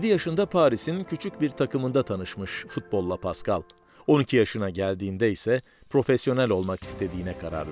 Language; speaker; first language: Turkish; native; Turkish